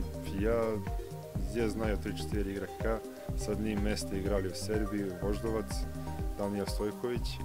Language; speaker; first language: Russian; non-native, learner; Serbian